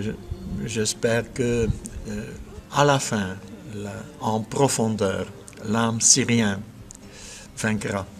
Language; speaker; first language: French; non-native, fluent; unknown